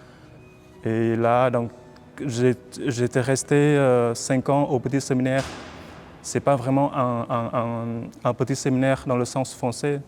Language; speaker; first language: French; non-native, fluent; Vietnamese